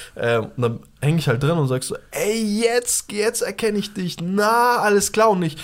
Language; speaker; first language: German; early bilingual, other home language; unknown